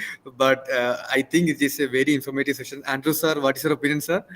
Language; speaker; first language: English; non-native, local second language; Malayalam